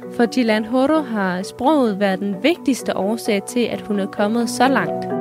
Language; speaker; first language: Danish; native; Danish